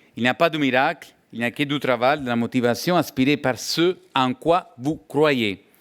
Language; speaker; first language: French; non-native, fluent; Italian